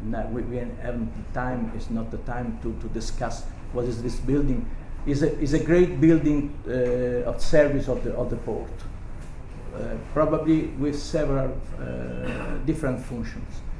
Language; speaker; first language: English; non-native, learner; Italian